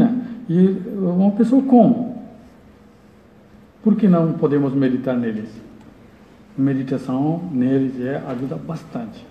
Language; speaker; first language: Portuguese; non-native, learner; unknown